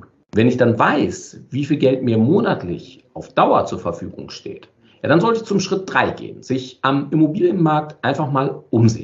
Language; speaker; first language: German; native; German